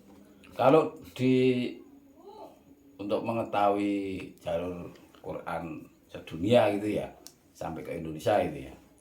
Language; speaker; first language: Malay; non-native, local second language; Javanese